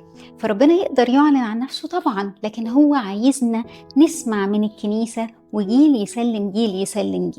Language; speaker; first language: Arabic; native; Arabic